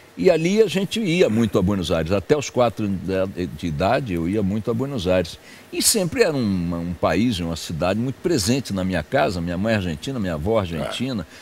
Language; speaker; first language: Portuguese; early bilingual, other home language; Spanish